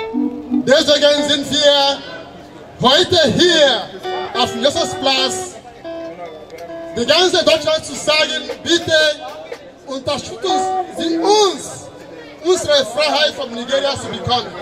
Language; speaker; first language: German; non-native, fluent; Igbo